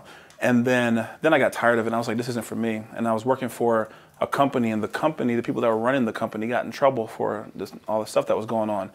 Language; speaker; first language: English; native; English